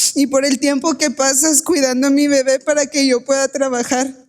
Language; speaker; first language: Spanish; early bilingual, other home language; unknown